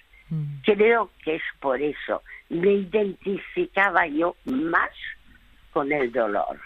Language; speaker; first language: Spanish; early bilingual, other home language; French